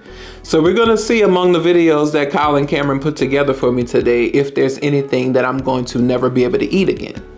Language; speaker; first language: English; native; English